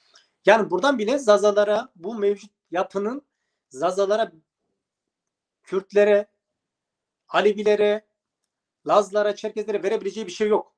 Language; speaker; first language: Turkish; native; Turkish